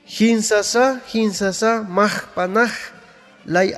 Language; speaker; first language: Spanish; native; Spanish